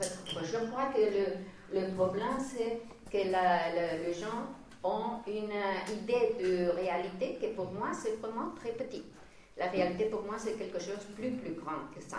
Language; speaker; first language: French; non-native, fluent; Spanish